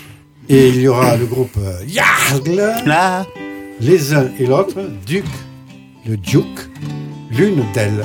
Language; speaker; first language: French; native; French